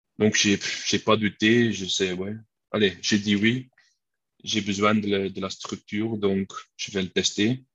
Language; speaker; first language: French; non-native, local second language; Dutch